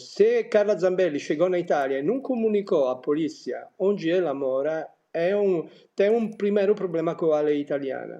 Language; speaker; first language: Portuguese; non-native, fluent; Italian